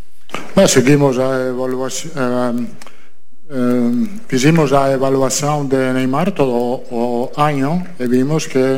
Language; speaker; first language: Portuguese; non-native, fluent; Italian